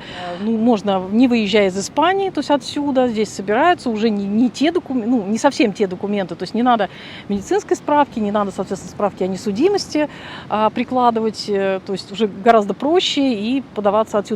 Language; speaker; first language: Russian; native; Russian